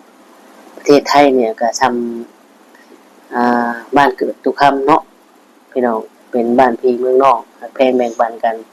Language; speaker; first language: Thai; non-native, local second language; Lao